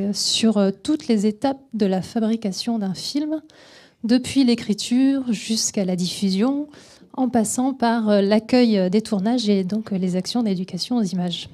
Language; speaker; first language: French; native; French